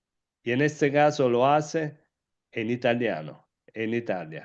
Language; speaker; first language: Spanish; non-native, fluent; Italian